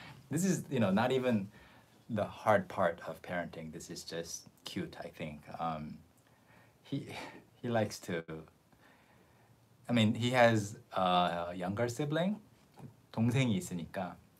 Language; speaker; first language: English; non-native, fluent; Korean